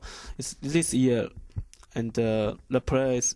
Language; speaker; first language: English; non-native, learner; Chinese